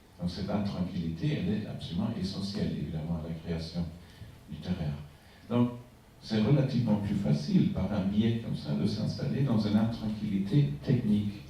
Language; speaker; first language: French; non-native, fluent; German